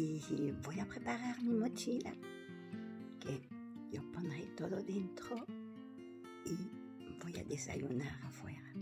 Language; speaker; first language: Spanish; non-native, learner; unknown